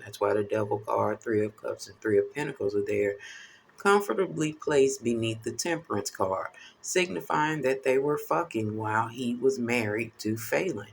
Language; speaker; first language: English; native; English